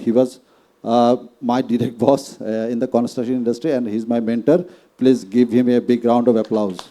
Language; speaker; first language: English; non-native, local second language; Bangla